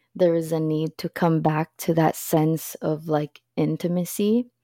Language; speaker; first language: English; early bilingual, other home language; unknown